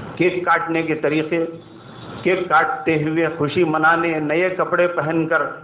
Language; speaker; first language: Urdu; native; Urdu